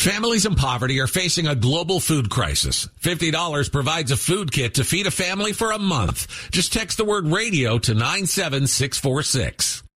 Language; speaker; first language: English; native; English